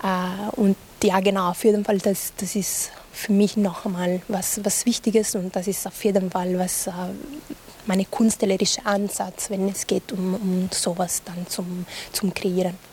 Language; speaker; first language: German; non-native, fluent; Italian